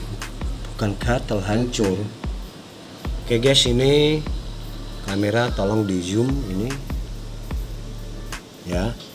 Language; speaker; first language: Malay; non-native, local second language; Javanese